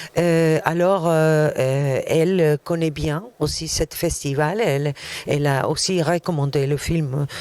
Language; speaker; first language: French; non-native, fluent; Arabic